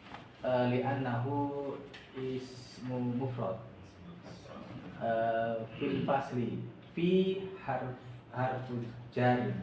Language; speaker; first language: Arabic; non-native, learner; Indonesian